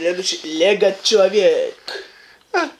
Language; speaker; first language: Russian; early bilingual, heritage; Russian